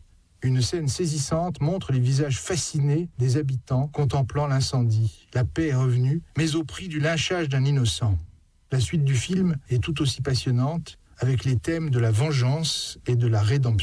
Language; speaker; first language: French; native; French